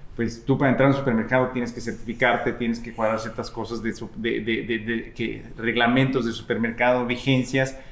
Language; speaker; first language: Spanish; native; Spanish